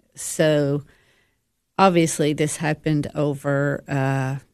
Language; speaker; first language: English; native; English